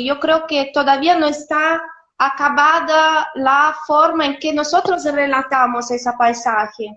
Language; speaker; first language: Spanish; non-native, fluent; Italian